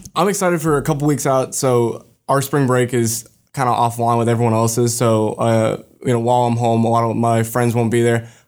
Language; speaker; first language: English; native; English